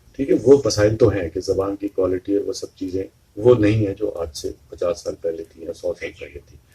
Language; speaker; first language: Urdu; native; Urdu